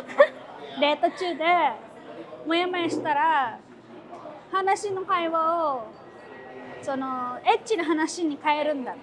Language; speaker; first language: Japanese; non-native, fluent; Filipino